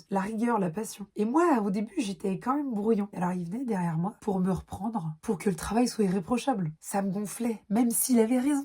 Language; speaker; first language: French; native; French